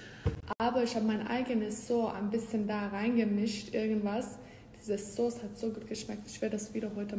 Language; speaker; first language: German; non-native, fluent; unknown